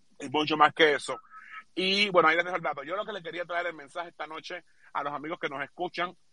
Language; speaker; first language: Spanish; native; Spanish